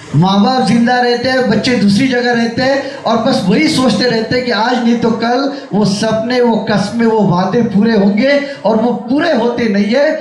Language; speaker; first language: Hindi; non-native, local second language; Marathi